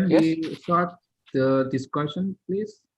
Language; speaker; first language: English; non-native, learner; Indonesian